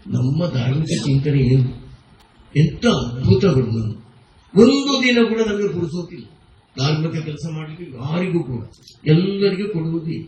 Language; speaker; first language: Kannada; non-native, local second language; Konkani